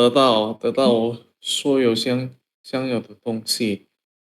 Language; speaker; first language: Chinese; non-native, learner; Indonesian